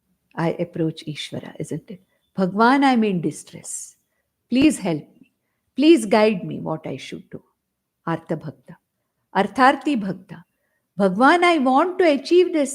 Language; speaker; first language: English; non-native, local second language; Konkani